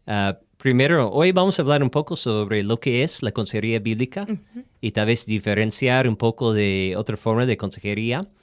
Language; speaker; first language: Spanish; non-native, fluent; English